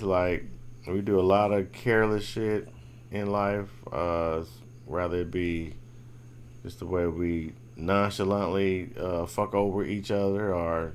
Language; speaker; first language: English; native; English